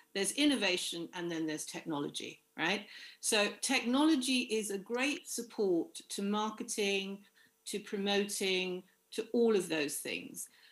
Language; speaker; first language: English; native; English